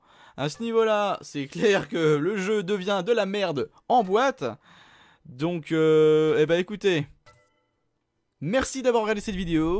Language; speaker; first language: French; native; French